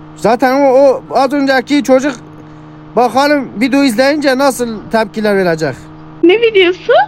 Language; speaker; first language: Turkish; native; Turkish